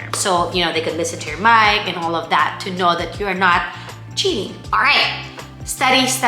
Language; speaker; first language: English; non-native, local second language; Filipino